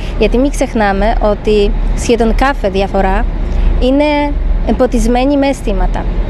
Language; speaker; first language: Greek; non-native, fluent; Polish